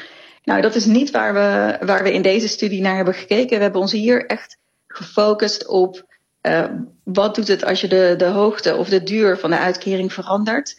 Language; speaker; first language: Dutch; native; Dutch